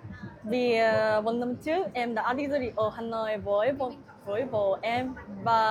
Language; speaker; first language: Vietnamese; non-native, learner; Japanese